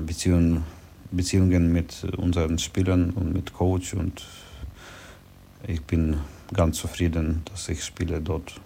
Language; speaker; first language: German; non-native, learner; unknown